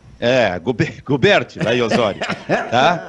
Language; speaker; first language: Portuguese; native; Portuguese